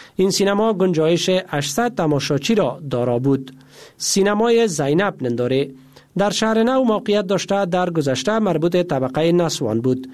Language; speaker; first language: Persian; native; Persian